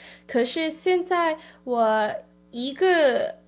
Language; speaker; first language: Chinese; early bilingual, heritage; English